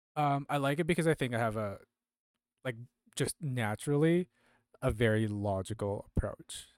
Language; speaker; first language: English; early bilingual, other home language; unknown